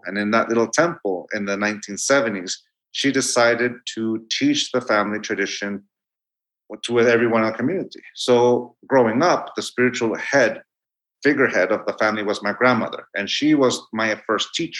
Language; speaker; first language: English; non-native, fluent; Spanish